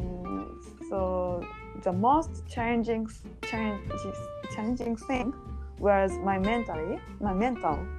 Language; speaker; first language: English; non-native, learner; Japanese